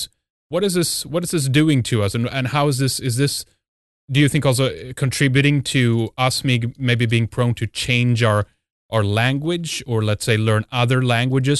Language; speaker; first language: English; non-native, fluent; Swedish